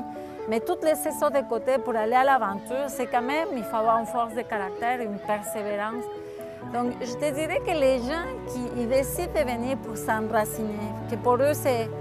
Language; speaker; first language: French; non-native, fluent; Spanish